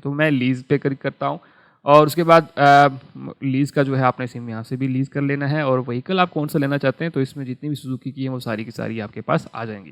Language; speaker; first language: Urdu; non-native, local second language; Punjabi